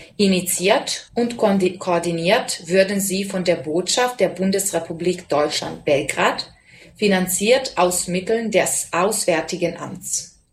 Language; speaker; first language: German; non-native, fluent; Serbian